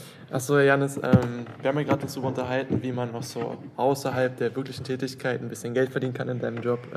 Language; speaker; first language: German; native; German